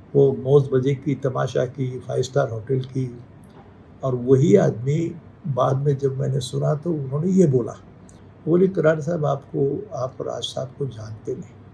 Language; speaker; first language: Hindi; non-native, local second language; Marathi